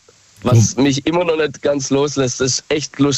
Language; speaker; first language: German; native; German